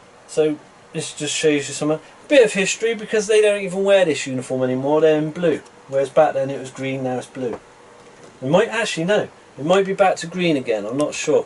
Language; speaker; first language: English; native; English